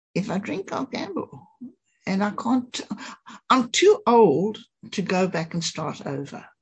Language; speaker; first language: English; native; English